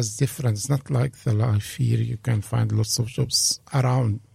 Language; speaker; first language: English; non-native, fluent; Arabic